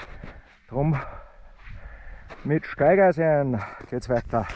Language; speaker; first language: German; native; German